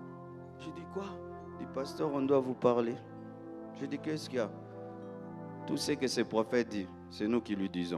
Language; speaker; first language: French; non-native, local second language; Lingala